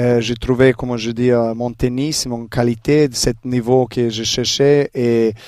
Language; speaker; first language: French; non-native, learner; Serbian